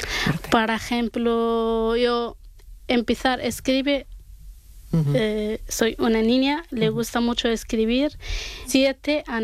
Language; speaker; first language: Spanish; non-native, learner; Arabic